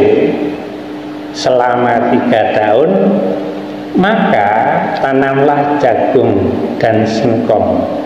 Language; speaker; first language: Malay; non-native, local second language; Javanese